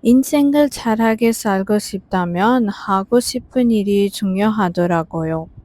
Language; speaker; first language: Korean; non-native, fluent; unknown